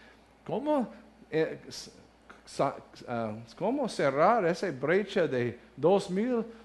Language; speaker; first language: Spanish; non-native, learner; English